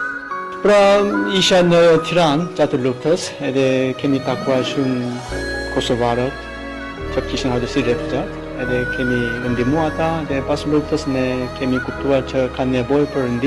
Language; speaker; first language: Albanian; non-native, fluent; Korean